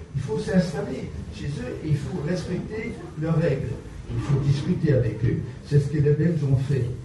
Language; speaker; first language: French; native; French